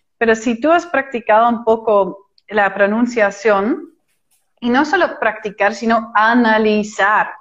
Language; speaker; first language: Spanish; non-native, fluent; Dutch